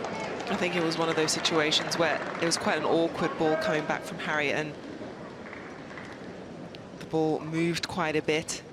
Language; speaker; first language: English; native; English